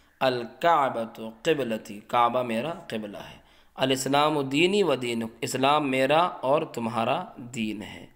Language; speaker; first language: Urdu; native; Urdu